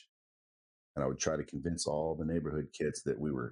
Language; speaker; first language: English; native; English